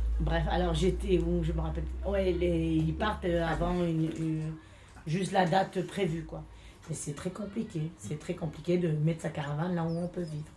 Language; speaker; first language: French; non-native, local second language; Romany